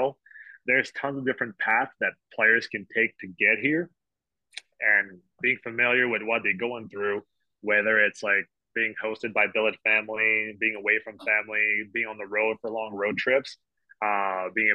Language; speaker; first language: English; non-native, fluent; French